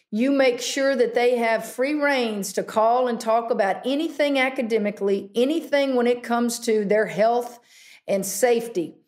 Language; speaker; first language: English; native; English